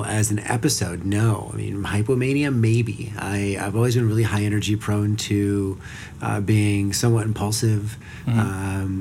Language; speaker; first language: English; native; English